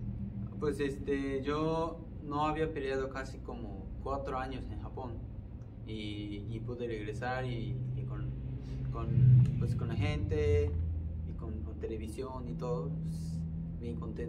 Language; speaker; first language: Spanish; non-native, fluent; Japanese